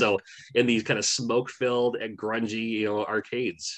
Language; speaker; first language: English; native; English